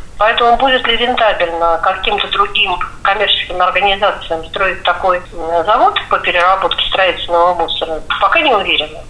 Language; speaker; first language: Russian; native; Russian